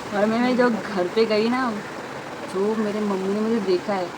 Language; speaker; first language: Hindi; non-native, local second language; Marathi